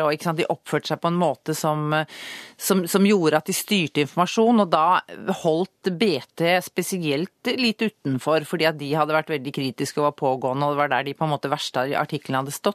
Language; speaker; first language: Norwegian; native; Norwegian